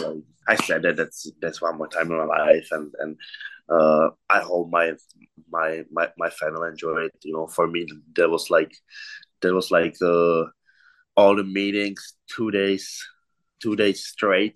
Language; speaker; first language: English; non-native, learner; Czech